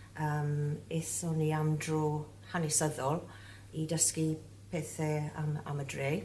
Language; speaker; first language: Welsh; non-native, local second language; English